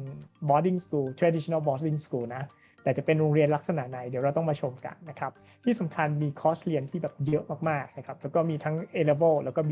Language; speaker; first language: Thai; native; Thai